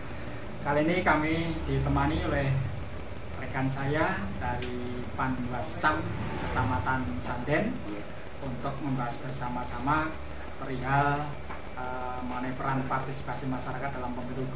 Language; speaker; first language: Indonesian; native; Indonesian